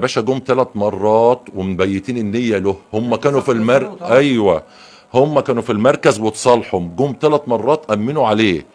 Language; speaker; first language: Arabic; native; Arabic